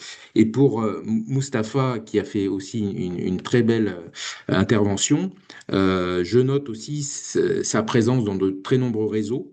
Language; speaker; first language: French; native; French